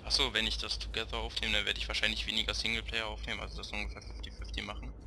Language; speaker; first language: German; native; German